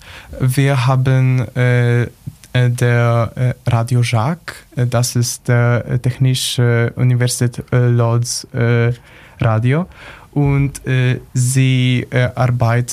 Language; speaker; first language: German; non-native, learner; Polish